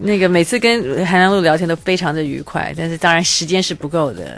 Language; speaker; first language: Chinese; native; Chinese